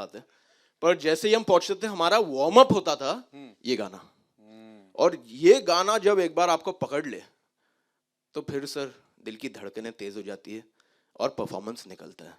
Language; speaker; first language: Hindi; native; Hindi